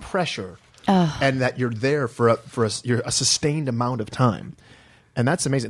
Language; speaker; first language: English; native; English